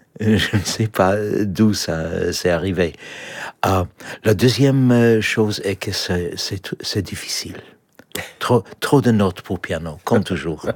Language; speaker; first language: French; non-native, fluent; English